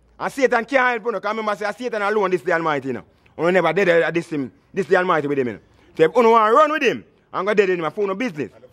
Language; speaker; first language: English; native; English